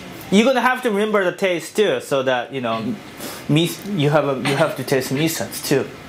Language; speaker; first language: English; non-native, fluent; Japanese